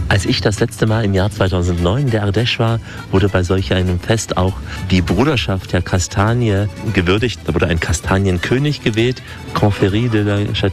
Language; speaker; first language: German; native; German